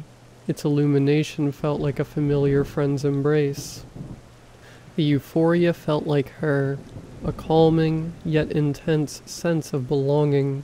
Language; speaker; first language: English; native; English